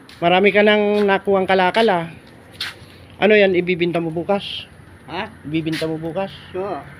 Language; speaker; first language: Filipino; non-native, local second language; Bikol